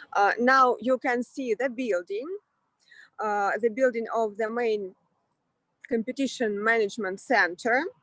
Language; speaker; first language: English; non-native, fluent; Russian